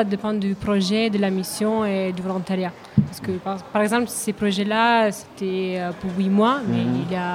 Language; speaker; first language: French; non-native, learner; Italian